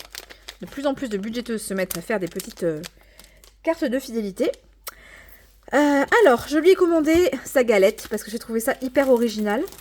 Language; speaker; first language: French; native; French